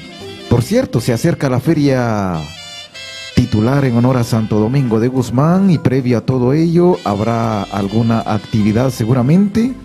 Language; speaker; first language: Spanish; native; Spanish